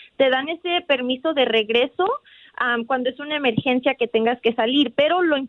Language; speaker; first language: Spanish; early bilingual, heritage; Spanish